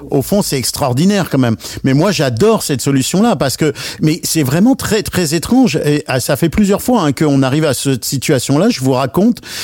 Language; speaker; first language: French; native; French